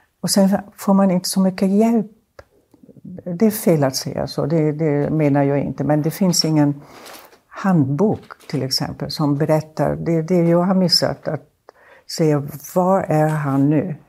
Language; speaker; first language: Swedish; non-native, fluent; German